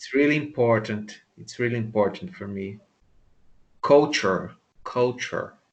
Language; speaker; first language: English; non-native, learner; Portuguese